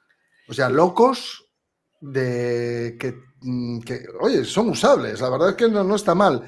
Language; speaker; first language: Spanish; native; Spanish